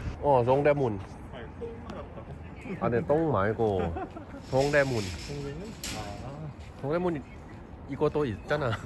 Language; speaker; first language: Korean; non-native, learner; Thai